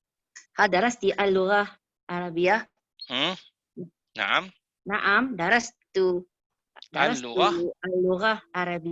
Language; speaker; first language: Arabic; non-native, learner; Malay